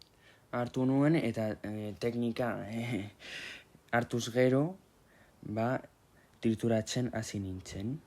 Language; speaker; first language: Basque; non-native, local second language; Spanish